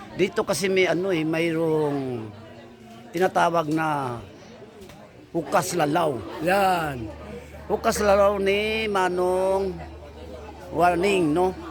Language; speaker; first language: Filipino; non-native, local second language; Hiligaynon